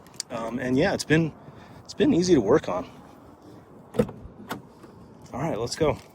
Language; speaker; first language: English; native; English